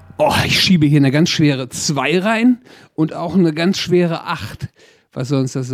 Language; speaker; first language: German; native; German